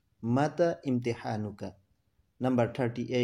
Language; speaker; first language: Arabic; non-native, fluent; Assamese